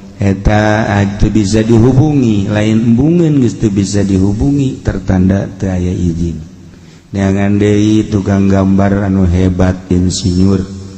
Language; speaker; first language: Sundanese; native; Sundanese